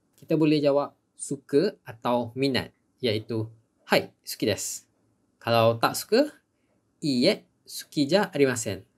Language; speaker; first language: Malay; native; Malay